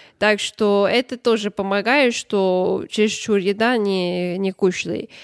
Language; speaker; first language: Russian; non-native, fluent; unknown